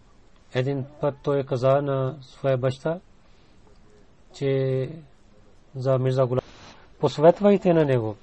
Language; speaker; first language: Bulgarian; non-native, learner; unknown